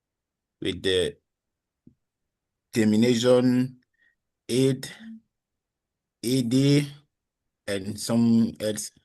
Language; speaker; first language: English; non-native, learner; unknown